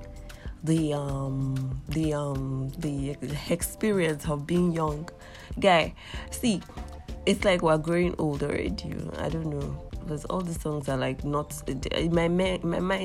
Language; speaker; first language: English; non-native, local second language; Yoruba